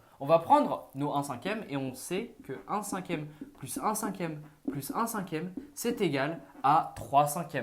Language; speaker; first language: French; native; French